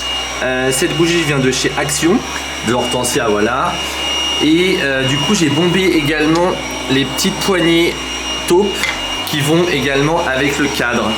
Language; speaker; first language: French; native; French